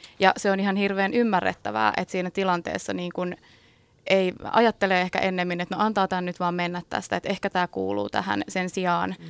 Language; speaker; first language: Finnish; native; Finnish